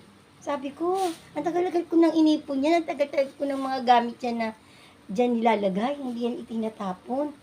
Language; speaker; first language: Filipino; native; Filipino